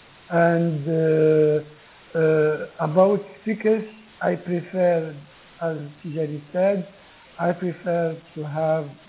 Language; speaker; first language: English; non-native, learner; Arabic